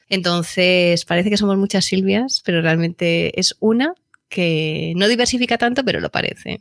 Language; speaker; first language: Spanish; native; Spanish